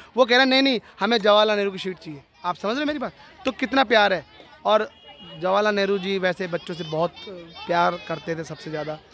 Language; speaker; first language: Hindi; native; Hindi